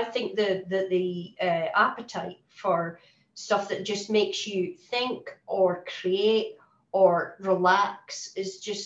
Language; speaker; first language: English; native; English